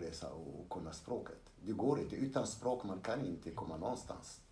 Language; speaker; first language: Swedish; non-native, fluent; Arabic